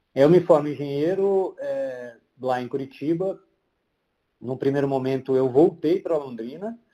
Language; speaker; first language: Portuguese; native; Portuguese